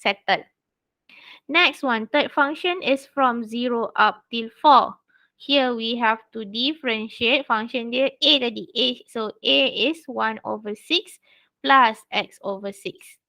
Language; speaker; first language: English; non-native, local second language; Malay